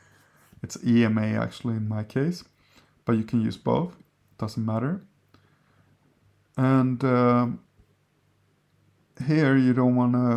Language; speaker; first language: English; non-native, fluent; Swedish